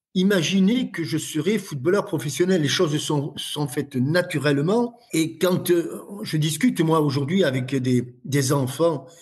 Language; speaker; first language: French; native; French